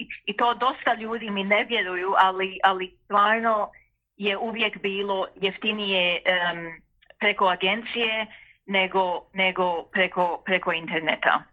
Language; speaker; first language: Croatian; early bilingual, heritage; Croatian